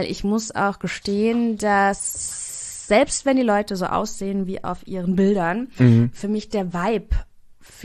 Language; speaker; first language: German; native; German